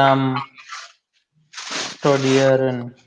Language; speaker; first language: German; non-native, learner; Hindi